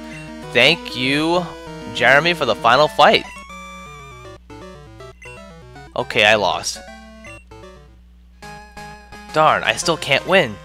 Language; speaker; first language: English; native; English